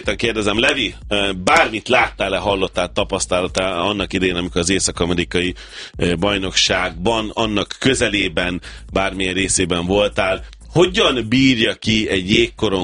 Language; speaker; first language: Hungarian; native; Hungarian